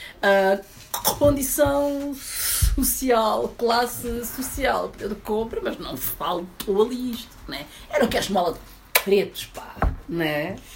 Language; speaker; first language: Portuguese; early bilingual, other home language; Upper Guinea Crioulo